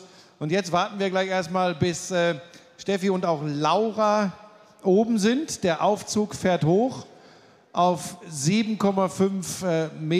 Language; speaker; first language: German; native; German